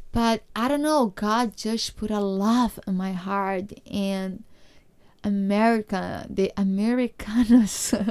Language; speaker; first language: English; non-native, learner; Portuguese